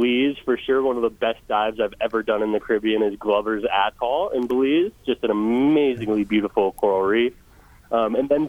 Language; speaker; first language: English; native; English